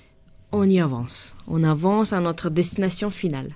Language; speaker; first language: French; non-native, fluent; Russian